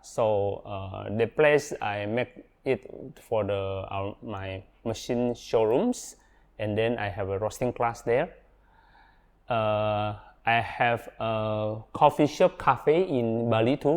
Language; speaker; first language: English; non-native, learner; Indonesian